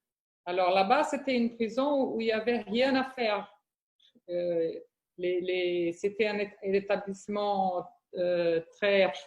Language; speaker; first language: French; non-native, fluent; Portuguese